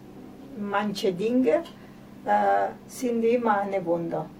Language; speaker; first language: German; non-native, learner; Italian